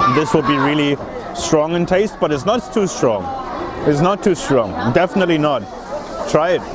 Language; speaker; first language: English; non-native, fluent; German